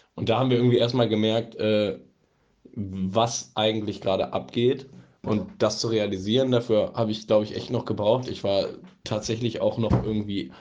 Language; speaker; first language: German; native; German